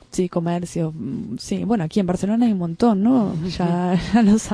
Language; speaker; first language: Spanish; native; Spanish